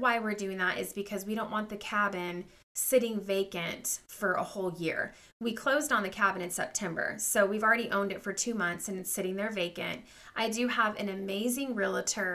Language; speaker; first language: English; native; English